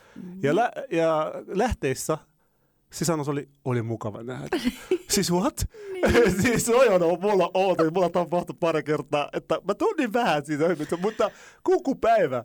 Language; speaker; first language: Finnish; non-native, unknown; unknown